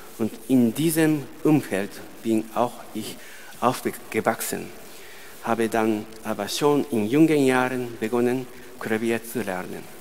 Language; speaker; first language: German; non-native, fluent; Japanese